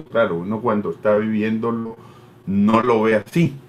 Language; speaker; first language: Spanish; native; Spanish